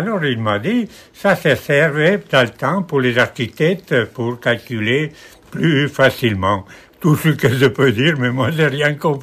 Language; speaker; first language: French; non-native, fluent; Italian